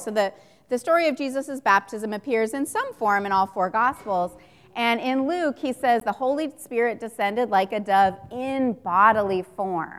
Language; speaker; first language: English; native; English